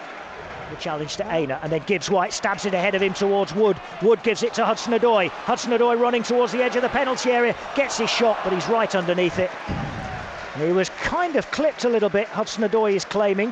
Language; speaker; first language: English; native; English